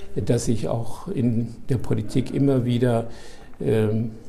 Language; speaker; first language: German; native; German